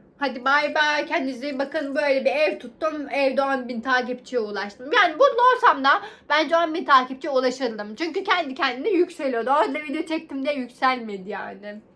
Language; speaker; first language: Turkish; native; Turkish